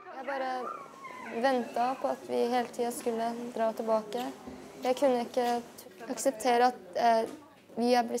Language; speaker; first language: Norwegian; early bilingual, other home language; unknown